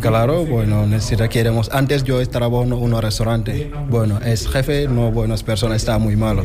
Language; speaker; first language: Spanish; non-native, learner; Wolof